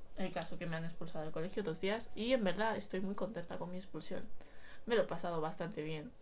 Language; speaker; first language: Spanish; early bilingual, other home language; Chinese